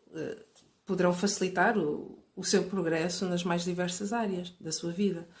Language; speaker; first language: Portuguese; native; Portuguese